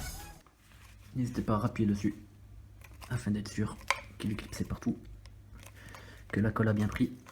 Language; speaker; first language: French; native; French